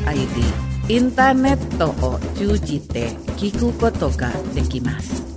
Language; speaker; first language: Japanese; non-native, fluent; Indonesian